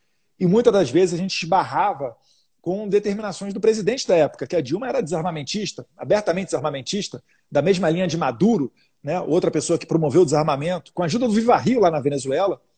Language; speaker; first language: Portuguese; native; Portuguese